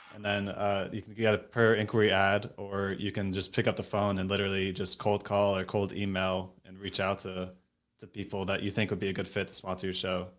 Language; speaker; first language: English; native; English